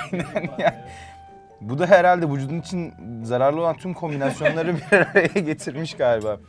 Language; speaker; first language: Turkish; native; Turkish